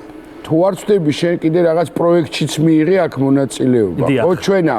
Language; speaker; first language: Georgian; native; Georgian